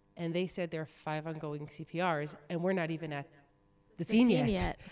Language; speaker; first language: English; native; English